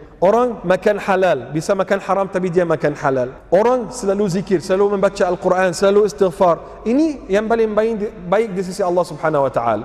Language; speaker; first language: Malay; non-native, fluent; Arabic